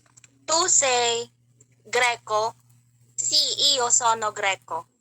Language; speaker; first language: Italian; non-native, learner; Filipino